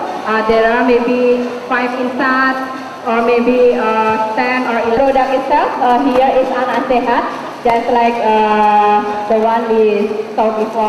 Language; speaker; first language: English; non-native, local second language; Indonesian